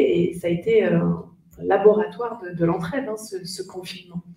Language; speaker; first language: French; native; French